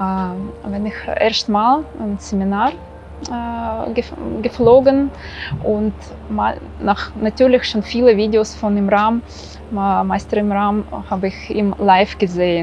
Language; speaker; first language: German; non-native, fluent; Russian